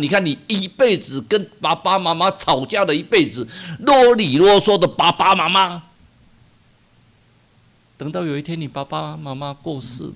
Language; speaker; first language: Chinese; non-native, local second language; Min Nan Chinese